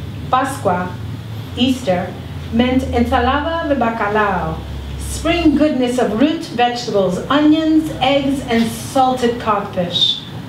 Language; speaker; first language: English; early bilingual, other home language; Spanish